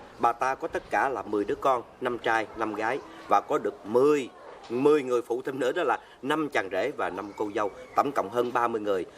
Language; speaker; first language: Vietnamese; native; Vietnamese